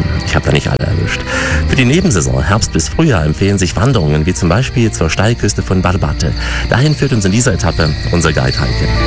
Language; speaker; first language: German; native; German